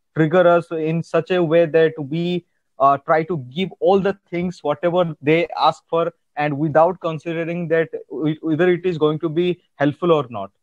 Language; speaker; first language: English; non-native, local second language; Odia